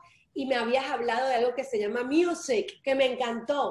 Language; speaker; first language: Spanish; early bilingual, heritage; Spanish